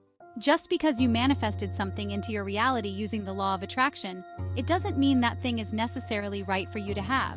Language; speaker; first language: English; native; English